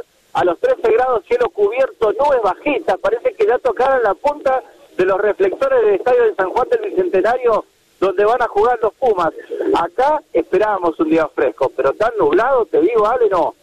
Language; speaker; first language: Spanish; native; Spanish